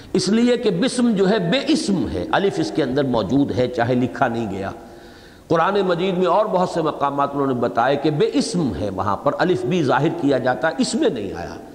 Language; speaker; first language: Urdu; native; Urdu